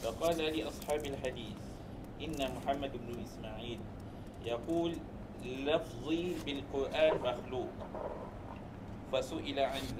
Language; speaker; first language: Arabic; non-native, learner; Malay